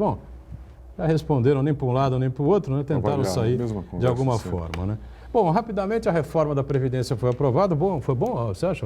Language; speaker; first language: Portuguese; native; Portuguese